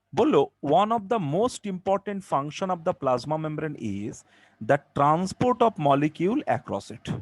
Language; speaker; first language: English; non-native, local second language; Bangla